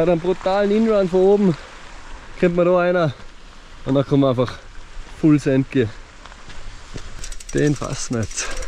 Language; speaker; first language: German; native; German